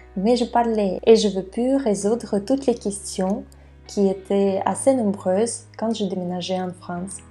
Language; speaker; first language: French; non-native, fluent; Russian